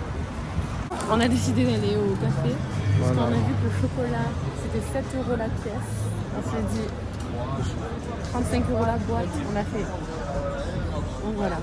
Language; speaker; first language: French; native; French